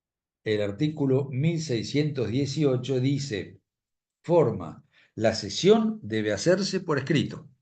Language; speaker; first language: Spanish; native; Spanish